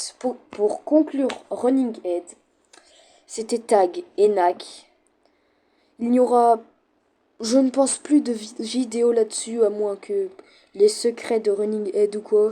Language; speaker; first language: French; native; French